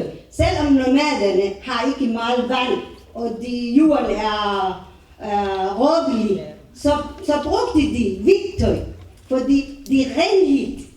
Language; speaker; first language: Danish; non-native, fluent; Somali